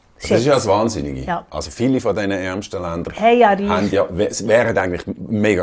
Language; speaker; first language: German; native; German